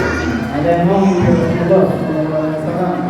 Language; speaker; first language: Indonesian; native; Indonesian